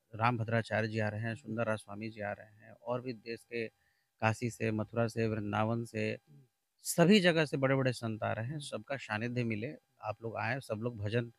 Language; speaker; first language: Hindi; native; Hindi